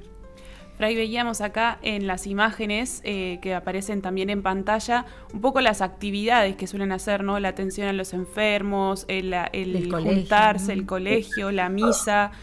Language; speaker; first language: Spanish; native; Spanish